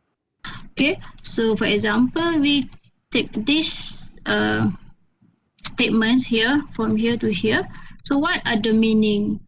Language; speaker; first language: English; non-native, fluent; Malay